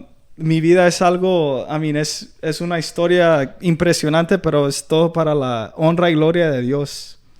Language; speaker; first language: Spanish; early bilingual, heritage; Spanish